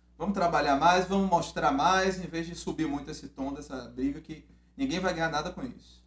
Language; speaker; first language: Portuguese; native; Portuguese